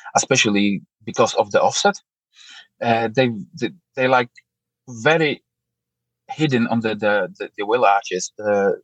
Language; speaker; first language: English; non-native, fluent; Polish